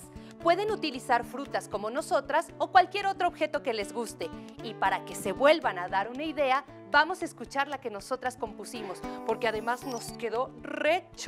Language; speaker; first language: Spanish; native; Spanish